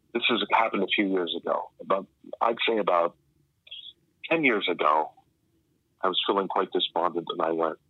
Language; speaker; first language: English; native; English